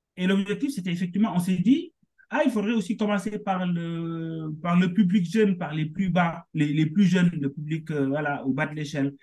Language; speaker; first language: French; non-native, local second language; Wolof